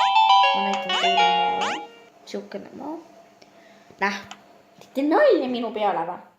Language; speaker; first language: Estonian; non-native, local second language; Russian